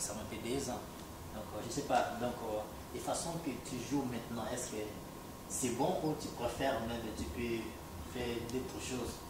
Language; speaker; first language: French; non-native, local second language; Lingala